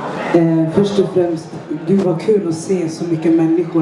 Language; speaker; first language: Swedish; early bilingual, other home language; Rundi